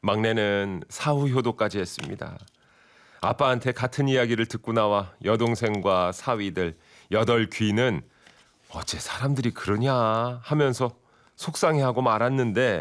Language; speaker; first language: Korean; native; Korean